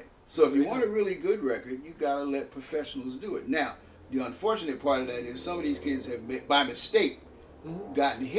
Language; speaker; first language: English; native; English